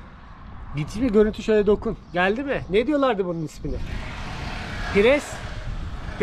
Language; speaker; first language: Turkish; native; Turkish